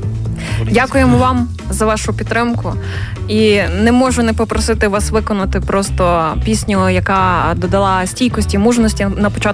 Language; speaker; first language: Ukrainian; native; Ukrainian